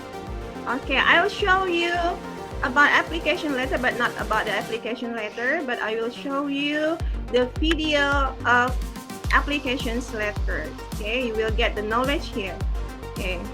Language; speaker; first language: English; non-native, fluent; Indonesian